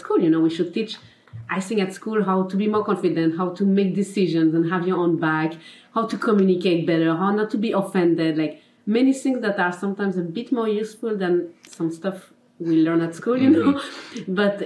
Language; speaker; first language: English; non-native, fluent; French